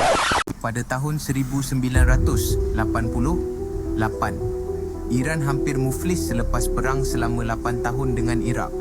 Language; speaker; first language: Malay; native; Malay